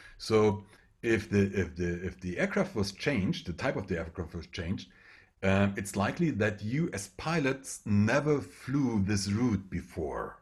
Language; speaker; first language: English; non-native, fluent; German